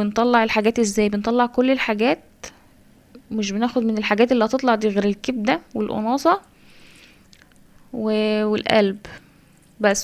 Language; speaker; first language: Arabic; native; Arabic